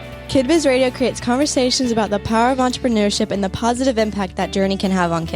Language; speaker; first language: English; native; English